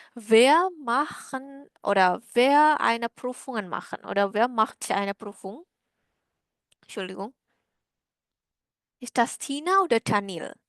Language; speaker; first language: German; non-native, learner; Indonesian